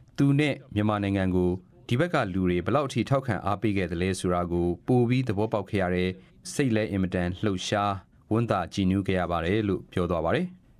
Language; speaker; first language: Burmese; native; Burmese